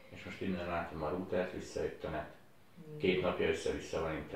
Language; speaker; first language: Hungarian; native; Hungarian